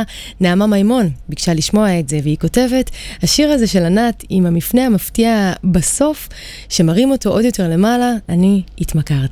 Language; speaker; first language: Hebrew; native; Hebrew